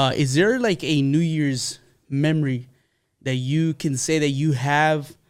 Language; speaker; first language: English; early bilingual, other home language; Spanish